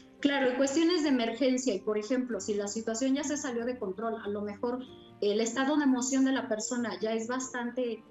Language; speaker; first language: Spanish; native; Spanish